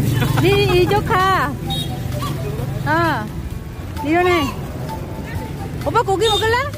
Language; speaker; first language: Korean; non-native, learner; Vietnamese